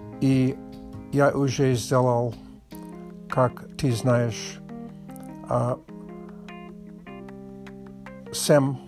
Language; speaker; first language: Russian; non-native, learner; English